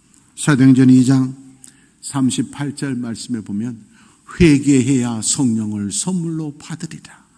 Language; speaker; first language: Korean; native; Korean